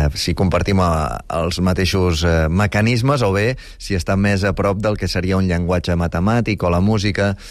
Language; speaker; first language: Catalan; native; Catalan